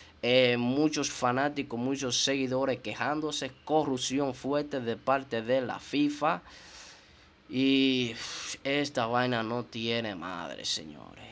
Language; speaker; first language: Spanish; native; Spanish